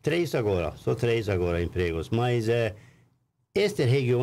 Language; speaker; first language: Portuguese; non-native, learner; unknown